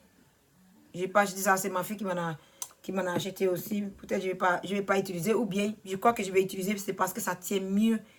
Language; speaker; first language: French; non-native, learner; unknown